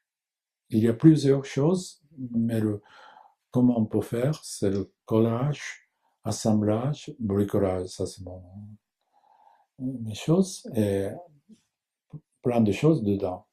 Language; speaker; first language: French; non-native, fluent; Japanese